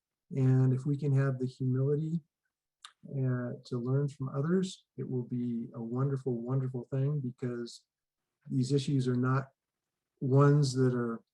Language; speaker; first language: English; native; English